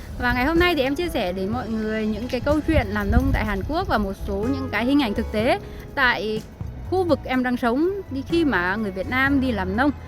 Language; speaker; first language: Vietnamese; native; Vietnamese